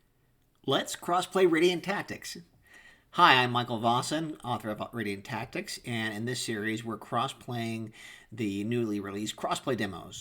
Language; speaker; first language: English; native; English